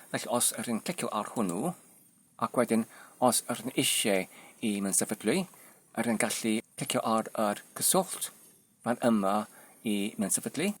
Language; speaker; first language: Welsh; non-native, learner; Polish